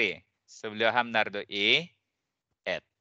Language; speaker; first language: Swedish; non-native, fluent; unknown